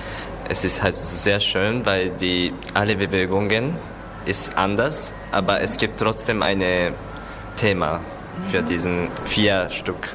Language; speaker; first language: German; non-native, learner; Japanese